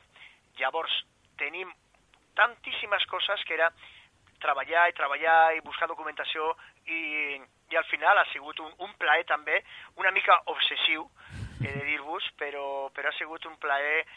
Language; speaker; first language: Catalan; non-native, fluent; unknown